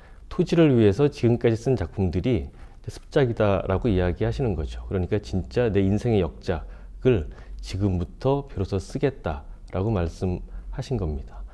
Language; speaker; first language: Korean; native; Korean